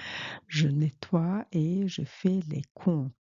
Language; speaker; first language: French; non-native, fluent; Mongolian